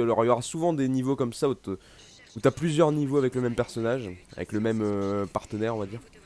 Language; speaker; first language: French; native; French